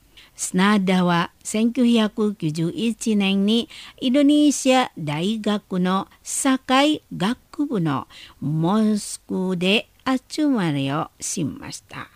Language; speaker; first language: Japanese; non-native, fluent; Indonesian